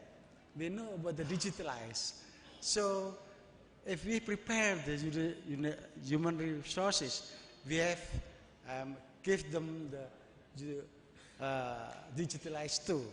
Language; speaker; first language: English; non-native, learner; Indonesian